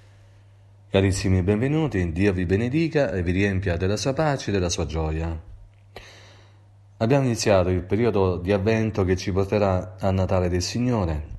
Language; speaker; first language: Italian; native; Italian